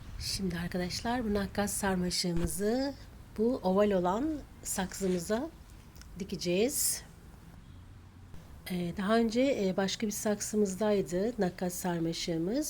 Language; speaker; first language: Turkish; native; Turkish